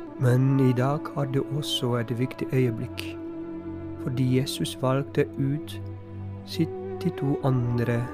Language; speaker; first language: Norwegian; non-native, fluent; Polish